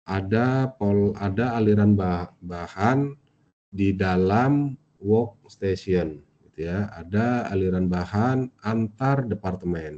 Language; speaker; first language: Indonesian; native; Indonesian